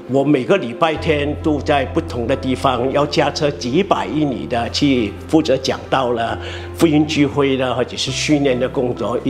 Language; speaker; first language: Chinese; native; Chinese